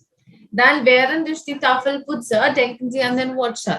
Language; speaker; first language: German; non-native, fluent; Hindi